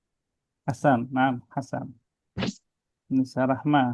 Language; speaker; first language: Arabic; non-native, fluent; Indonesian